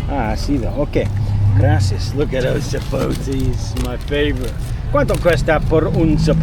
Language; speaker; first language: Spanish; non-native, learner; English